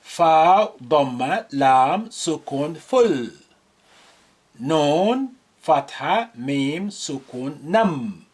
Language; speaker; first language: Arabic; non-native, fluent; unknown